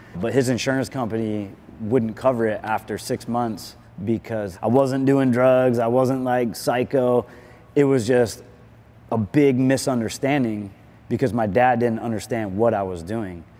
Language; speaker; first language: English; native; English